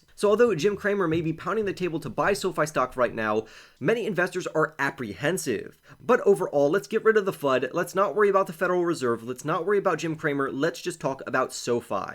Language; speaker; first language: English; native; English